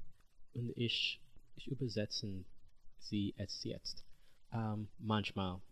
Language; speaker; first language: German; non-native, learner; English